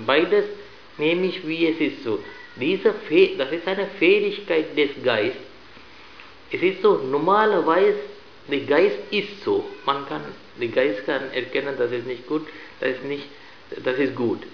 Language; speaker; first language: German; non-native, fluent; Sinhala